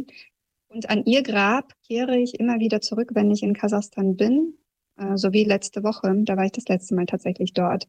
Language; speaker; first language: German; early bilingual, other home language; Russian